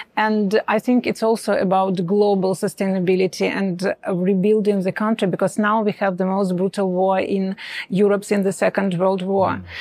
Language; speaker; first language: English; non-native, fluent; Ukrainian